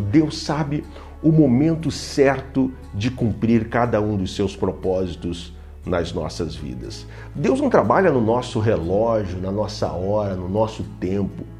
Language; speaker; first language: Portuguese; native; Portuguese